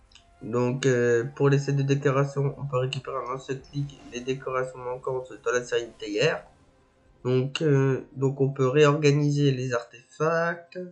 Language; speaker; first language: French; native; French